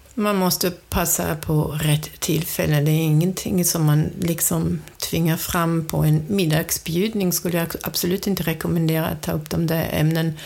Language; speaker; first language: Swedish; non-native, fluent; German